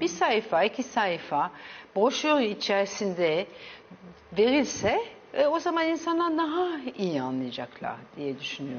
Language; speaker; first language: Turkish; early bilingual, heritage; Turkish